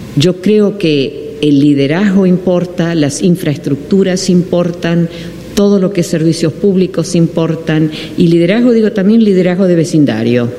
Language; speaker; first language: Spanish; non-native, fluent; Dutch